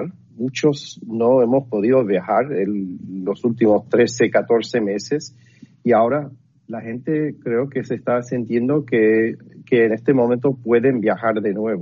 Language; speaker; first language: Spanish; non-native, fluent; English